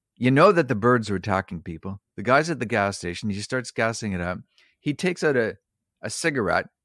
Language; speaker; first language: English; native; English